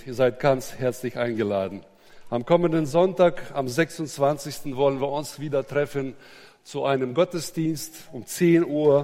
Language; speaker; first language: German; native; German